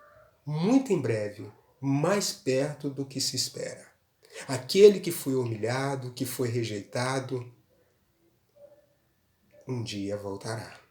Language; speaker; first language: Portuguese; native; Portuguese